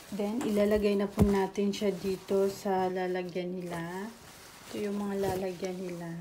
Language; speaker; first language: Filipino; native; Filipino